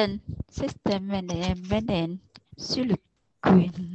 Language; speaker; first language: Finnish; non-native, learner; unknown